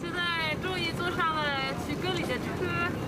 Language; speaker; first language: Chinese; non-native, fluent; Swedish